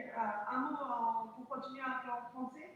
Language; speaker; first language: French; native; French